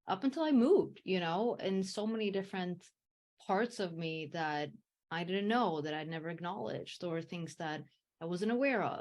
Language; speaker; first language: English; early bilingual, heritage; English